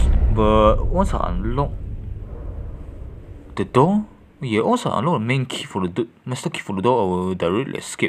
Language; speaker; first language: English; non-native, fluent; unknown